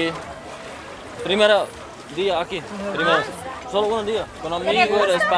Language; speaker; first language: Spanish; non-native, learner; Czech